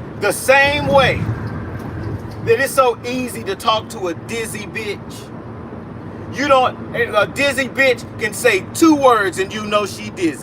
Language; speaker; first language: English; native; English